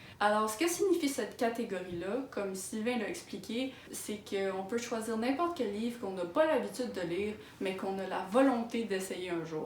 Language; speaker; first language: French; native; French